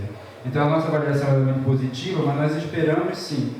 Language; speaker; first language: Portuguese; native; Portuguese